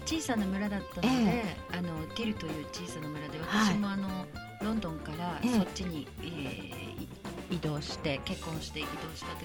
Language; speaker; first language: Japanese; native; Japanese